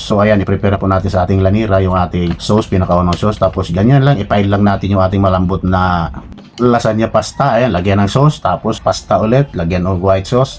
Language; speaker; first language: Filipino; native; Filipino